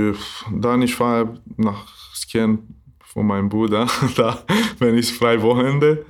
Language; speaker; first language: German; non-native, learner; Bosnian